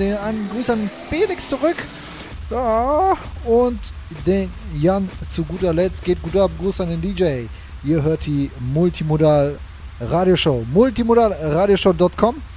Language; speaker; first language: German; native; German